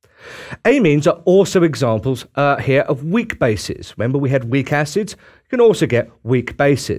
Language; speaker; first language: English; native; English